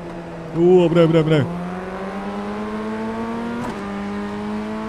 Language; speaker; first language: Japanese; native; Japanese